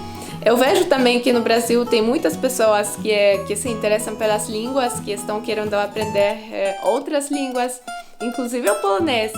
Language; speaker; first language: Portuguese; non-native, fluent; Polish